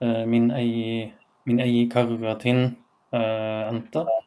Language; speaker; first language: Arabic; non-native, learner; Norwegian